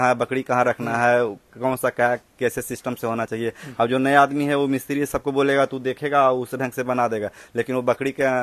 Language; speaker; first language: Hindi; native; Hindi